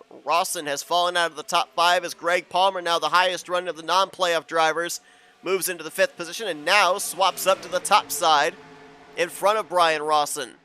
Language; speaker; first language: English; native; English